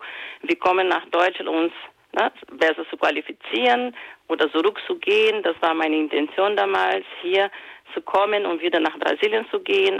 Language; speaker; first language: German; non-native, fluent; Portuguese